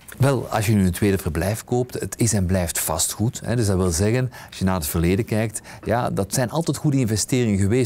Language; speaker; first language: Dutch; native; Dutch